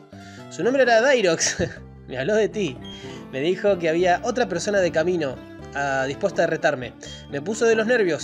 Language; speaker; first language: Spanish; native; Spanish